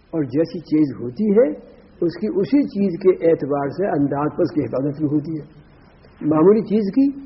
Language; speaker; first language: Urdu; native; Urdu